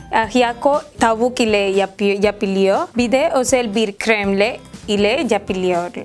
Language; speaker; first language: Turkish; non-native, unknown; Spanish